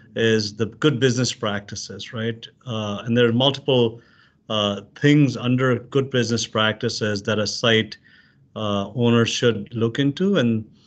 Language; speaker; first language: English; non-native, local second language; Urdu